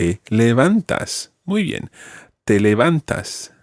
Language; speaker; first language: Spanish; non-native, fluent; English